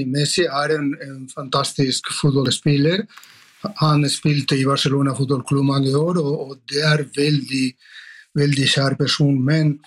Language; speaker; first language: Norwegian; non-native, fluent; Spanish